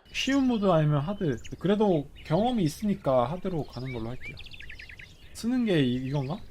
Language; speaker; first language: Korean; non-native, fluent; Finnish